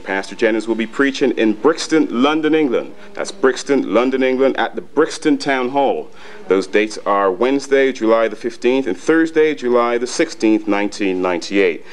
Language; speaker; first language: English; native; English